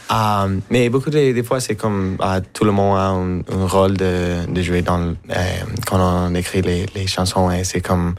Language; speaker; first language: French; non-native, fluent; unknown